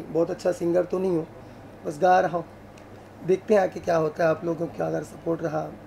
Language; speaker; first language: Hindi; native; Hindi